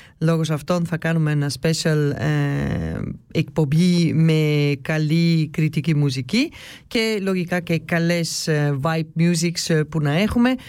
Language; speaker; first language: Greek; early bilingual, heritage; Greek